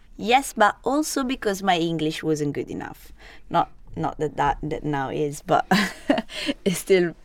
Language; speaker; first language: English; non-native, fluent; Italian